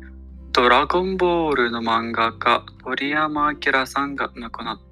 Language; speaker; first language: Japanese; non-native, learner; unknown